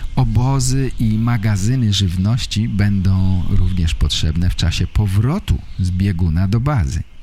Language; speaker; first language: Polish; native; Polish